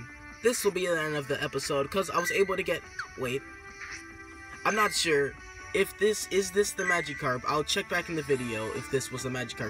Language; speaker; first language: English; native; English